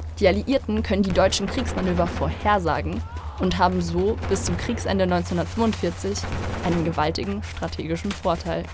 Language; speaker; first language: German; native; German